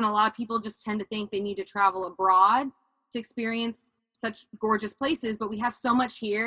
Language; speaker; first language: English; native; English